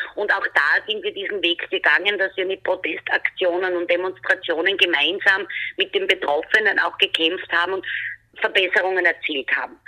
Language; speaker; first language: German; native; German